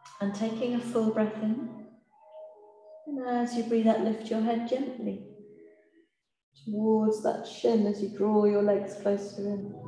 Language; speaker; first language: English; native; English